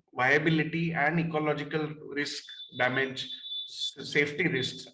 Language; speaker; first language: English; non-native, local second language; Hindi